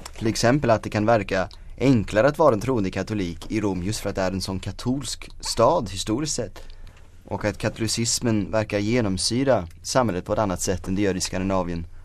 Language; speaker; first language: Swedish; native; Swedish